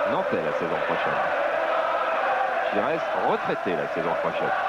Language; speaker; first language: French; native; French